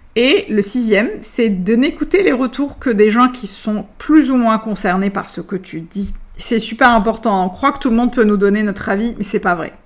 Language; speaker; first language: French; native; French